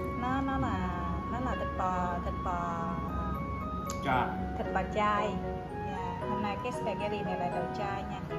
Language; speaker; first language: Vietnamese; early bilingual, heritage; Vietnamese